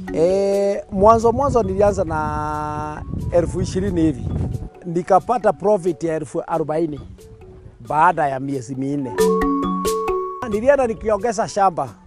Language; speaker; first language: Swahili; non-native, local second language; Kikuyu